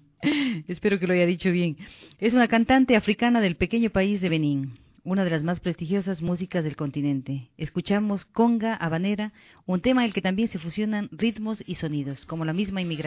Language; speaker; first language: Spanish; native; Spanish